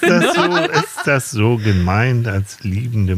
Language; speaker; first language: German; native; German